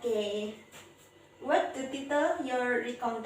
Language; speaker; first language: English; non-native, learner; Indonesian